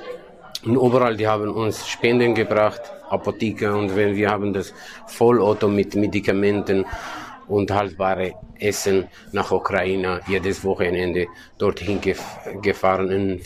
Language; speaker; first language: German; non-native, learner; Kurdish